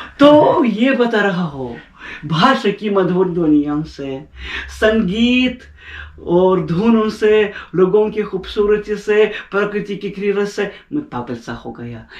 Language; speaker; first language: Hindi; non-native, fluent; Russian